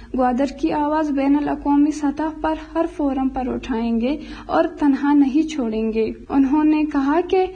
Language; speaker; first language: Urdu; non-native, local second language; Baluchi